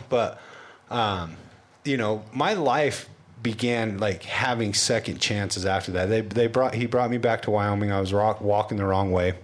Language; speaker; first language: English; native; English